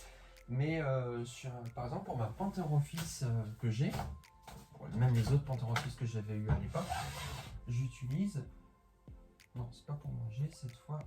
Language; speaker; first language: French; native; French